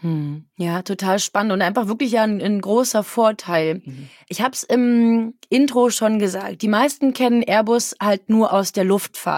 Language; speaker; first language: German; native; German